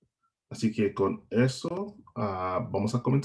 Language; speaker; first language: Spanish; non-native, fluent; English